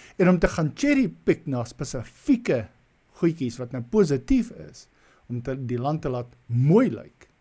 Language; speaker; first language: Afrikaans; native; Afrikaans